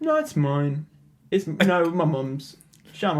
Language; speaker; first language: English; native; English